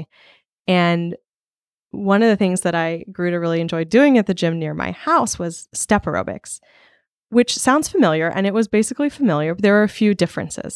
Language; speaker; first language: English; native; English